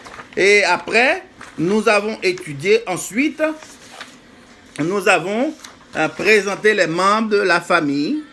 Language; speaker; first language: French; non-native, fluent; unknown